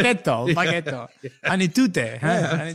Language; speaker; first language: German; non-native, learner; Italian